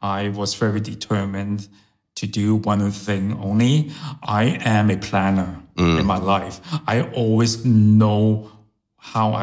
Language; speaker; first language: English; early bilingual, other home language; Chinese